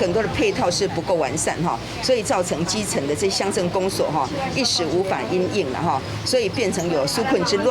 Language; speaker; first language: Chinese; native; Chinese